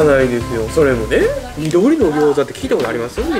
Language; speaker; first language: Japanese; native; Japanese